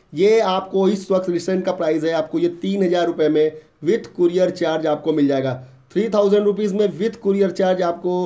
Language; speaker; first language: Hindi; native; Hindi